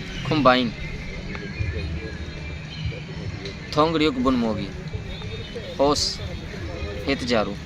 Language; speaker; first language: Korean; non-native, learner; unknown